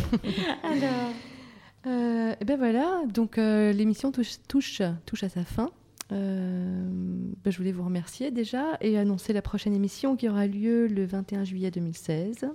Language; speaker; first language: French; native; French